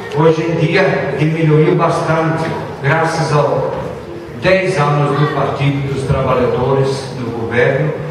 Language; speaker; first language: Portuguese; non-native, fluent; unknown